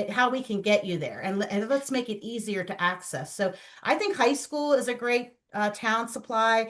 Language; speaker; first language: English; native; English